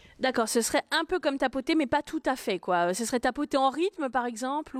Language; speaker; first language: French; native; French